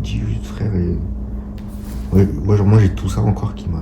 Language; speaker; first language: French; native; French